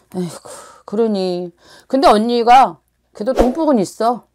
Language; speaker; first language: Korean; native; Korean